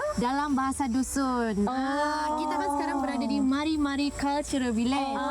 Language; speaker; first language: Malay; native; Malay